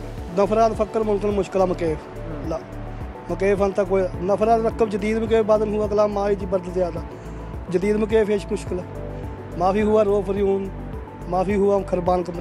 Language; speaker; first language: Arabic; non-native, learner; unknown